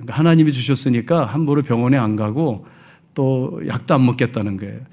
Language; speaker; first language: Korean; early bilingual, heritage; Korean